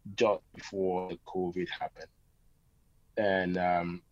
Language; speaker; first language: English; native; English